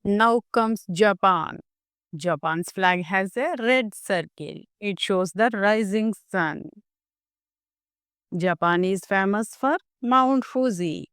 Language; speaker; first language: English; non-native, local second language; Telugu